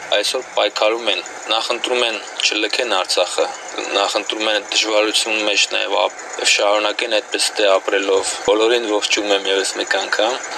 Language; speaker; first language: Armenian; early bilingual, heritage; Armenian